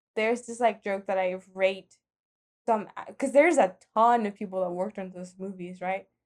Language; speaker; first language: English; non-native, fluent; Spanish